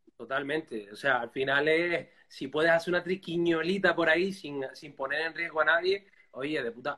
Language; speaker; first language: Spanish; native; Spanish